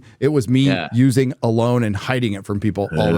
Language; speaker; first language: English; native; English